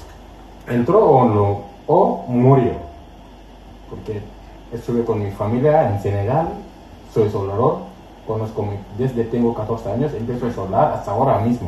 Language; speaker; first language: Spanish; non-native, learner; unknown